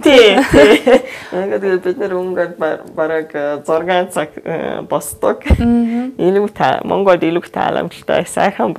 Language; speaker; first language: Mongolian; non-native, fluent; Hungarian